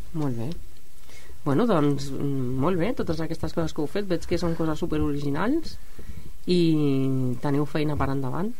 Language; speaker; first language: Catalan; native; Catalan